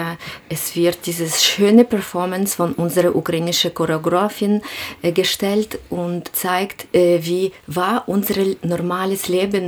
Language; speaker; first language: German; non-native, learner; Ukrainian